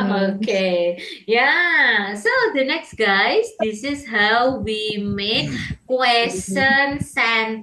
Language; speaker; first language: English; non-native, fluent; Indonesian